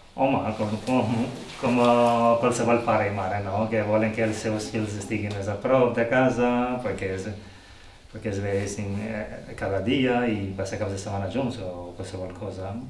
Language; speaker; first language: Catalan; non-native, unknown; Albanian